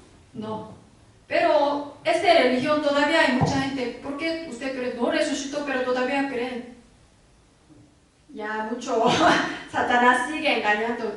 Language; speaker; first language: Spanish; non-native, learner; Korean